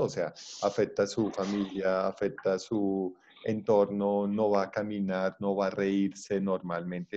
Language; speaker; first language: Spanish; native; Spanish